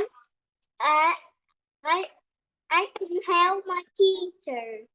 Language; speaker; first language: English; non-native, learner; Vietnamese